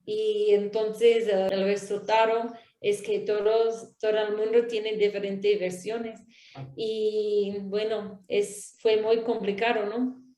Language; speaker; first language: Spanish; non-native, learner; English